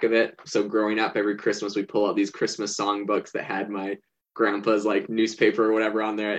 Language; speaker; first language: English; native; English